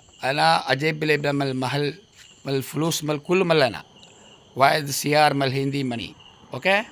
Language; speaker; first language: Arabic; non-native, learner; Malayalam